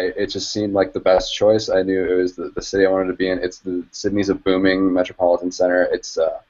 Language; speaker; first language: English; native; English